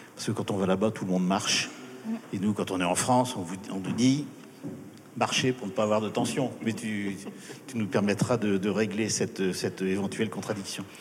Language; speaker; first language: French; native; French